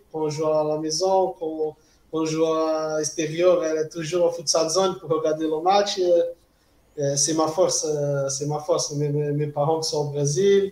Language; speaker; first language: French; non-native, fluent; Portuguese